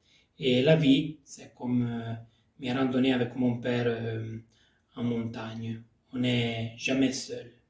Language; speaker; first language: French; non-native, local second language; Italian